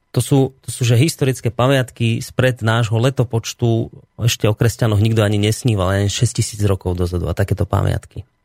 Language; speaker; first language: Slovak; native; Slovak